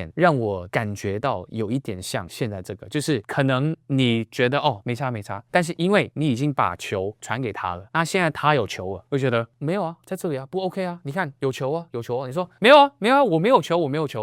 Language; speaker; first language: Chinese; native; Chinese